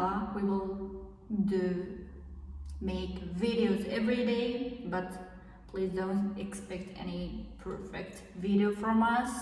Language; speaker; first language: English; non-native, learner; Kazakh